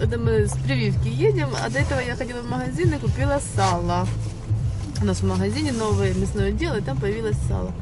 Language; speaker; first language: Russian; native; Russian